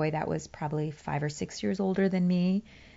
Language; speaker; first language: English; early bilingual, other home language; Persian